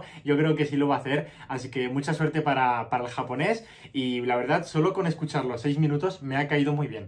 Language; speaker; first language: Spanish; native; Spanish